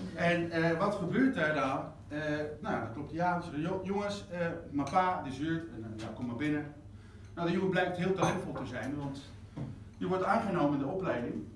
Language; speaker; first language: Dutch; non-native, fluent; Spanish